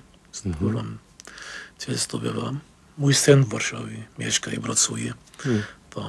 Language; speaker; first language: Polish; non-native, fluent; Arabic